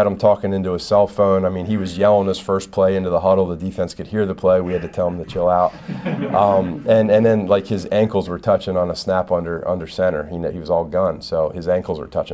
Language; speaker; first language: English; native; English